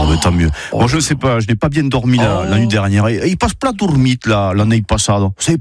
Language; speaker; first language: French; native; French